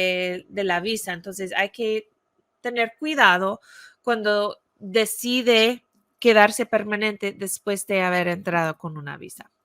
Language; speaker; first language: Spanish; non-native, fluent; English